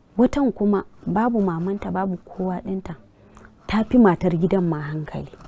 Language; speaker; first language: Hausa; non-native, local second language; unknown